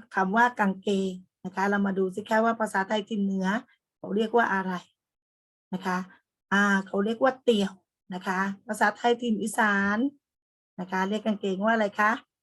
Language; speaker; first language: Thai; native; Thai